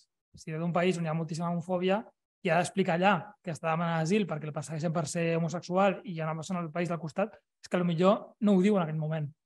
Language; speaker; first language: Catalan; native; Catalan